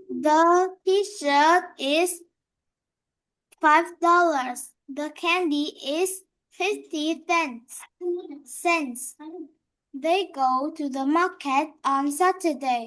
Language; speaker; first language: English; non-native, learner; Vietnamese